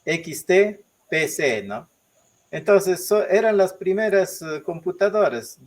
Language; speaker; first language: Spanish; non-native, local second language; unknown